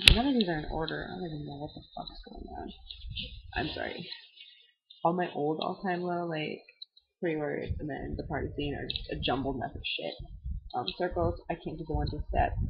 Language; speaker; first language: English; native; English